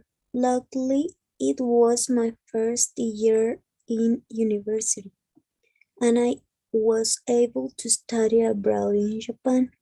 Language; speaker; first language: English; non-native, learner; Spanish